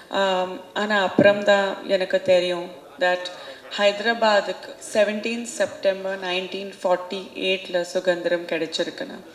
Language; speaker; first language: Tamil; non-native, local second language; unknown